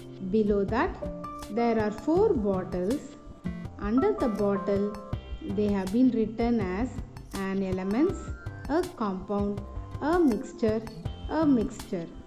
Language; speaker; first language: English; non-native, local second language; Tamil